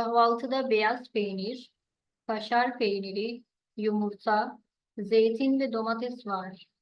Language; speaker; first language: Turkish; non-native, fluent; Urdu